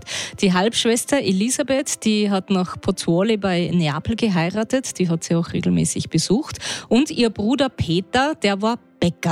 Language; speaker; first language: German; native; German